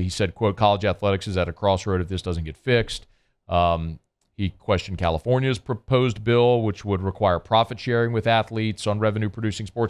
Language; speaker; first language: English; native; English